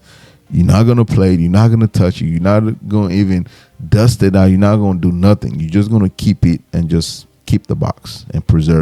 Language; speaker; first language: English; native; English